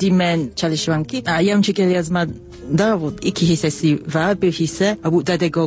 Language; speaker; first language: Azerbaijani; non-native, learner; English